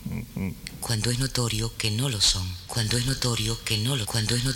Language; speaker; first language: Spanish; native; Spanish